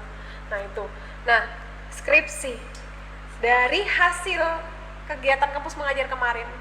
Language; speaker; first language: Indonesian; native; Indonesian